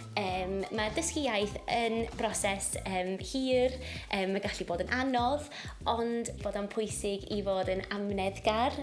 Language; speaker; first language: Welsh; non-native, local second language; English